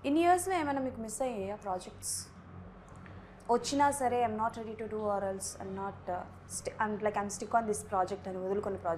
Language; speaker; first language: Telugu; native; Telugu